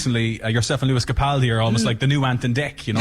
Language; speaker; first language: English; native; English